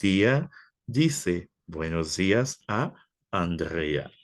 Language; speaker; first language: Spanish; non-native, fluent; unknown